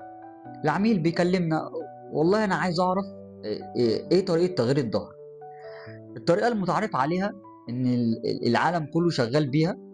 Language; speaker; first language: Arabic; native; Arabic